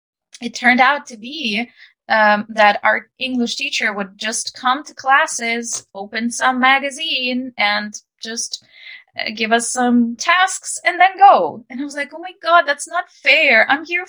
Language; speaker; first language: English; non-native, fluent; Ukrainian